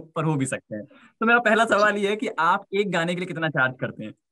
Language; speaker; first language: Hindi; native; Hindi